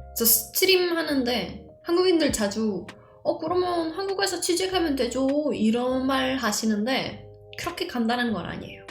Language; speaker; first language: Korean; non-native, fluent; Czech